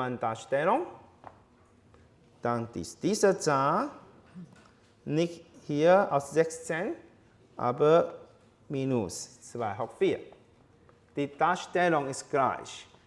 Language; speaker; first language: German; non-native, fluent; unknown